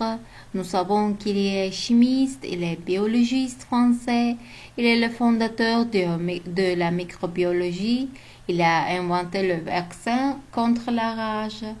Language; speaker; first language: French; non-native, learner; Uzbek